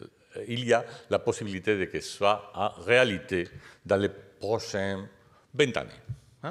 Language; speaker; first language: French; non-native, fluent; Spanish